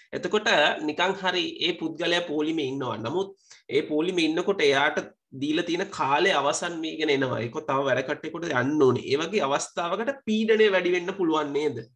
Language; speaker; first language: Sinhala; non-native, local second language; Tamil